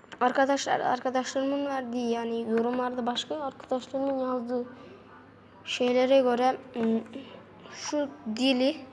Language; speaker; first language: Turkish; native; Turkish